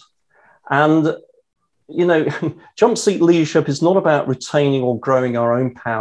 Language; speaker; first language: English; native; English